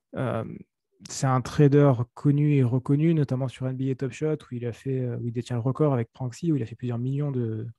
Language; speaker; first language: French; native; French